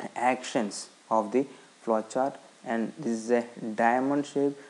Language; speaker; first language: English; non-native, local second language; Malayalam